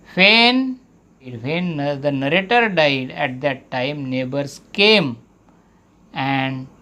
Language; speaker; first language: English; non-native, local second language; Marathi